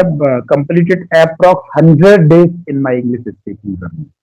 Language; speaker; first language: English; non-native, learner; Hindi